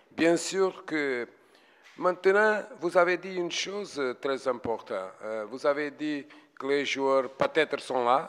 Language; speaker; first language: French; non-native, fluent; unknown